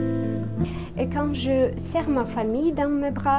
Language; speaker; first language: French; non-native, fluent; Russian